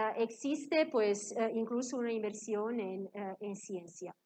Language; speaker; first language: Spanish; non-native, fluent; Serbian